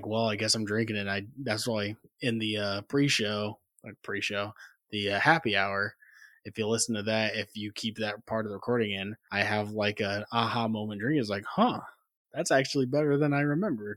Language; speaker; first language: English; native; English